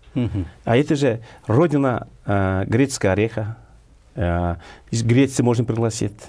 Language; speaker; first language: Russian; non-native, local second language; Kyrgyz